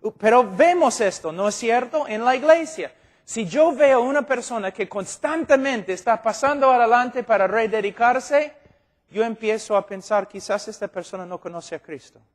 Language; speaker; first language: Spanish; non-native, fluent; English